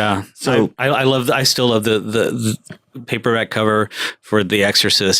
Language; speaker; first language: English; native; English